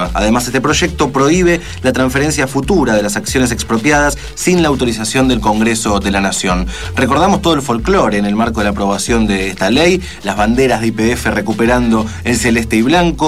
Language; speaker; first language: Spanish; native; Spanish